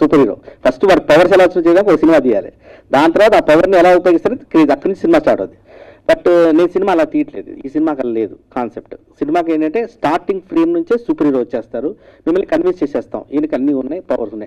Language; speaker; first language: Telugu; native; Telugu